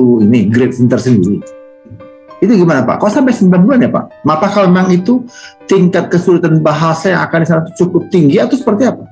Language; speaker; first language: Indonesian; native; Indonesian